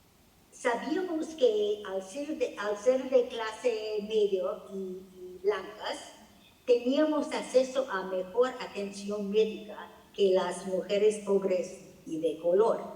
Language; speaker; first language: Spanish; non-native, fluent; English